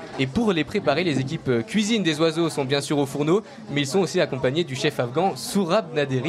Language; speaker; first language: French; native; French